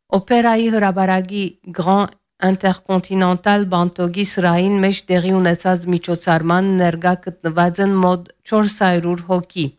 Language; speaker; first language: Armenian; early bilingual, heritage; Armenian